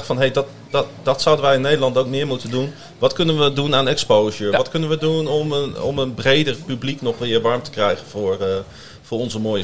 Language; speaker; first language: Dutch; native; Dutch